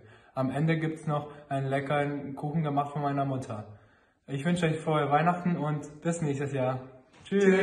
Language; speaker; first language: German; non-native, fluent; Romanian